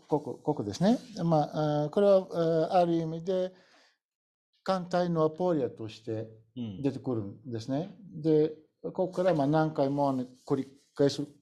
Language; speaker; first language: Japanese; non-native, fluent; Bulgarian